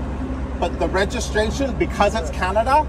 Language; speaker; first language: English; non-native, fluent; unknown